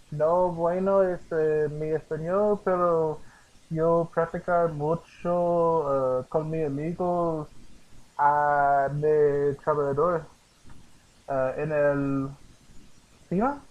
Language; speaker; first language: Spanish; non-native, learner; English